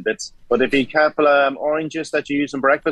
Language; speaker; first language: English; native; English